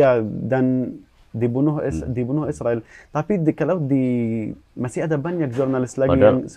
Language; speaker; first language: Indonesian; non-native, fluent; Arabic